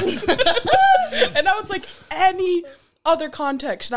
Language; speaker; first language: English; native; English